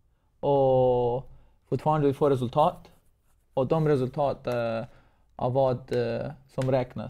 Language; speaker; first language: Swedish; non-native, fluent; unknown